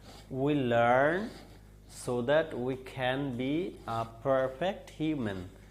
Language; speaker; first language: English; non-native, local second language; Bangla